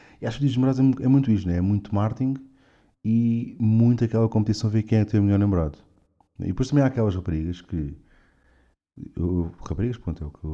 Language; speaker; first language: Portuguese; native; Portuguese